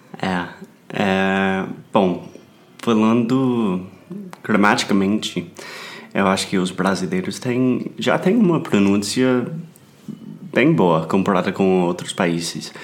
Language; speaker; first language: Portuguese; non-native, fluent; English